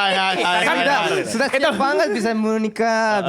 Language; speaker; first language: Indonesian; non-native, learner; Japanese